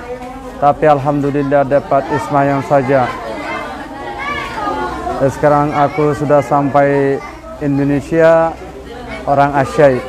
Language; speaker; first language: Indonesian; non-native, learner; Rohingya